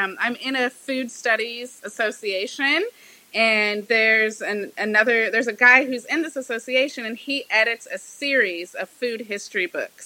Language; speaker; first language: English; native; English